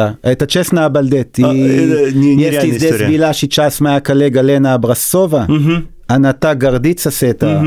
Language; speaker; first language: Russian; non-native, learner; Hebrew